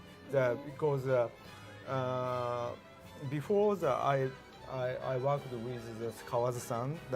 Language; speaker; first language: English; non-native, learner; Japanese